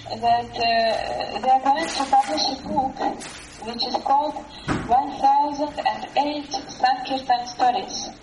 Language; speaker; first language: English; non-native, learner; Russian